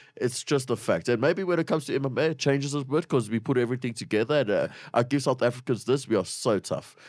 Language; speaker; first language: English; native; English